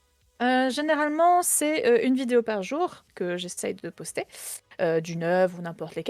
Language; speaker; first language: French; native; French